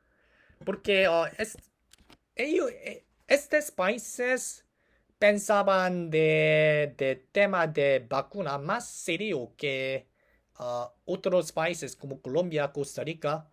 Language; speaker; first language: Spanish; non-native, learner; Korean